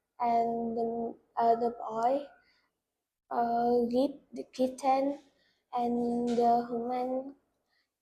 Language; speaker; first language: English; non-native, learner; Vietnamese